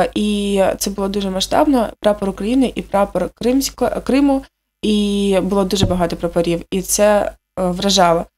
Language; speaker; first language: Ukrainian; native; Ukrainian